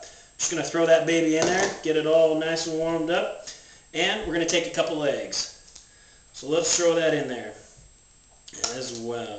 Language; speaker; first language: English; native; English